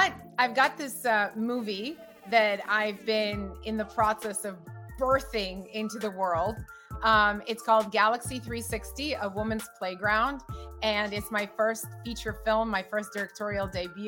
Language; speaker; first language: English; early bilingual, other home language; Russian